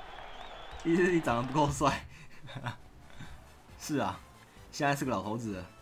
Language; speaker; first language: Chinese; native; Chinese